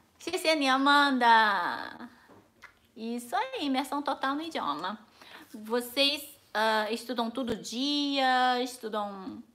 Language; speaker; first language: Portuguese; non-native, fluent; Chinese